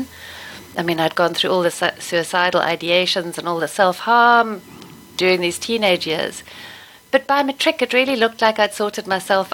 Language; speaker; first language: English; native; English